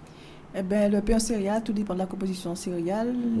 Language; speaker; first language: French; native; French